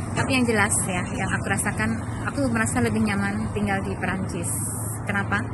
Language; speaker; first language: Indonesian; native; Indonesian